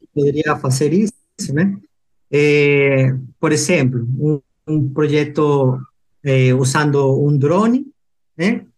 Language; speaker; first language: Portuguese; non-native, fluent; Spanish